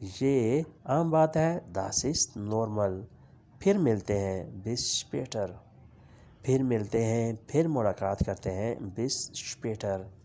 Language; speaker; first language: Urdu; non-native, local second language; Punjabi